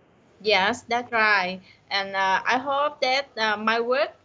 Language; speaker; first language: English; non-native, learner; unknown